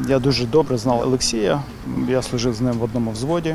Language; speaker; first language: Ukrainian; native; Ukrainian